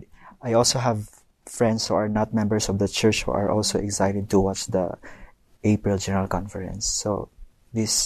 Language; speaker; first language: English; non-native, local second language; Cebuano